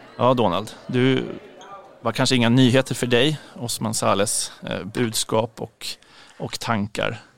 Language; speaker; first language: Swedish; native; Swedish